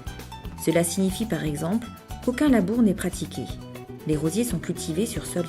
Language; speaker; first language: French; native; French